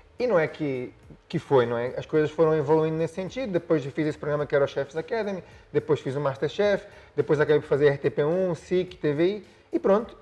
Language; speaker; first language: Portuguese; native; Portuguese